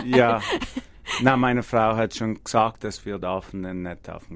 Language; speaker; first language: German; non-native, learner; English